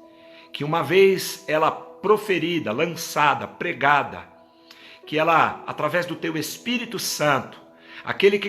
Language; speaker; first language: Portuguese; native; Portuguese